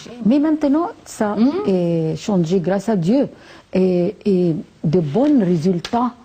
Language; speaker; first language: French; non-native, fluent; Arabic